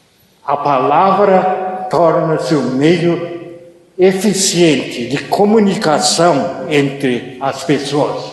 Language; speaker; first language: Portuguese; early bilingual, other home language; Japanese